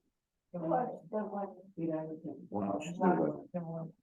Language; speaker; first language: English; non-native, fluent; Spanish